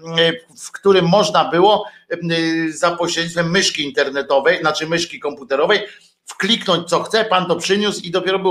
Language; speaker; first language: Polish; native; Polish